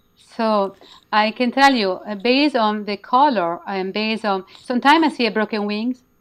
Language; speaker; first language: English; non-native, learner; Italian